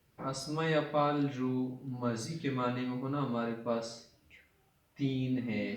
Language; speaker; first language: Urdu; non-native, local second language; Pashto